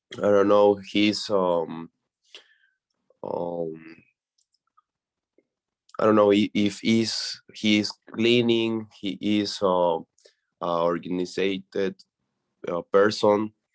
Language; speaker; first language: English; non-native, learner; Spanish